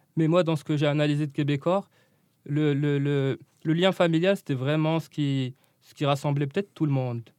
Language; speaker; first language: French; non-native, local second language; Arabic